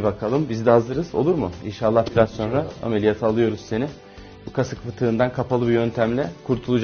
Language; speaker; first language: Turkish; native; Turkish